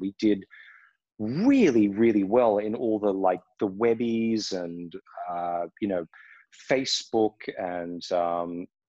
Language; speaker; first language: English; native; English